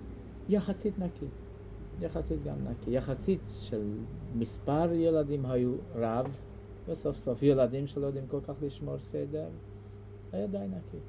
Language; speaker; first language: Hebrew; non-native, fluent; Hungarian